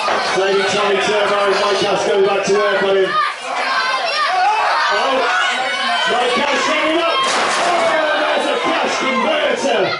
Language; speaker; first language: English; native; English